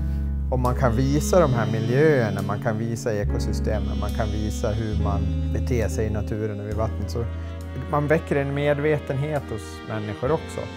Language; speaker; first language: Swedish; native; Swedish